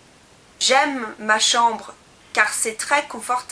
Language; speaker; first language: French; non-native, learner; English